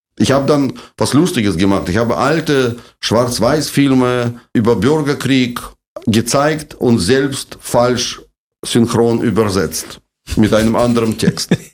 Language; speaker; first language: German; non-native, fluent; Russian